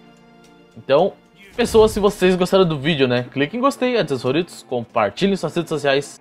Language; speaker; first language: Portuguese; native; Portuguese